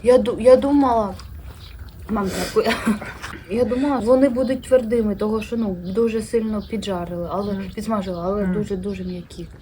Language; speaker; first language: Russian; native; Russian